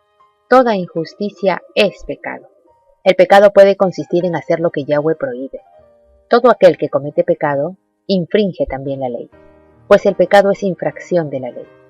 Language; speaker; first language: Spanish; native; Spanish